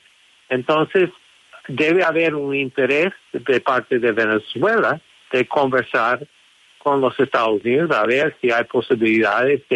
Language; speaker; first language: Spanish; non-native, fluent; English